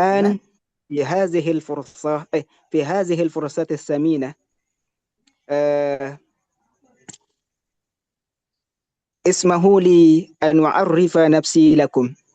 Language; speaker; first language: Arabic; non-native, learner; Indonesian